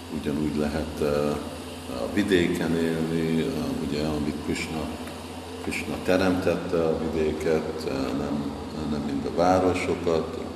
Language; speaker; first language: Hungarian; non-native, fluent; English